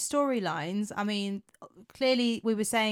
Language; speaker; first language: English; native; English